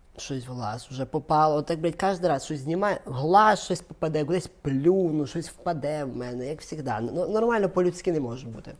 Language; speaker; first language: Ukrainian; non-native, local second language; Russian